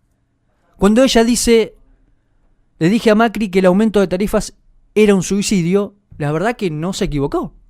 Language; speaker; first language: Spanish; native; Spanish